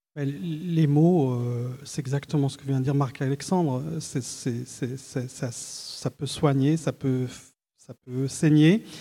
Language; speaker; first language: French; early bilingual, other home language; Arabic